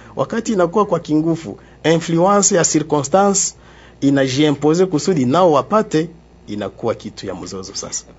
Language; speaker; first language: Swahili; non-native, local second language; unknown